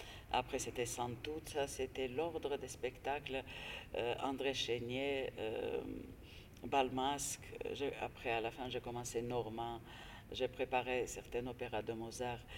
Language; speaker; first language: French; non-native, fluent; Armenian